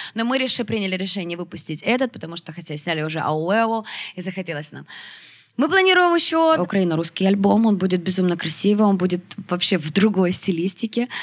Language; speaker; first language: Russian; native; Russian